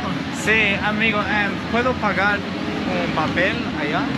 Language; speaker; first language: Spanish; non-native, learner; English